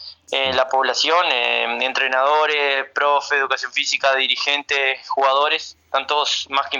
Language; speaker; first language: Spanish; native; Spanish